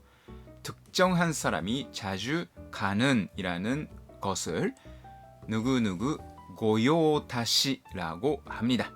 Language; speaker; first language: Korean; non-native, fluent; Japanese